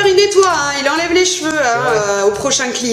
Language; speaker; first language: French; native; French